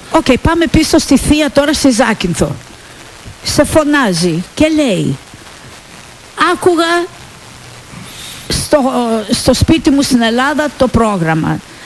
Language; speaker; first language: Greek; early bilingual, heritage; Greek